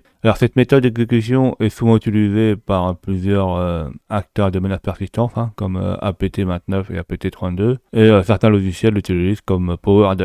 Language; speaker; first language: French; native; French